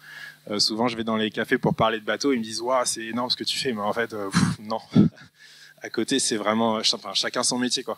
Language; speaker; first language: French; native; French